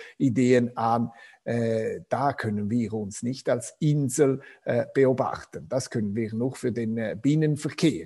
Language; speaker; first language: German; non-native, local second language; Romansh